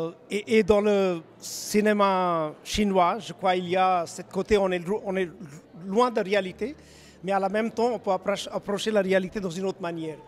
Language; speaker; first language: French; non-native, fluent; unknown